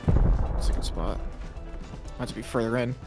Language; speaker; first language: English; native; English